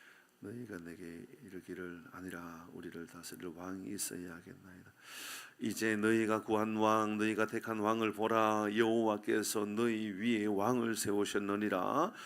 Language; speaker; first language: Korean; native; Korean